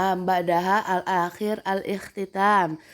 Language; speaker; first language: Arabic; non-native, fluent; Indonesian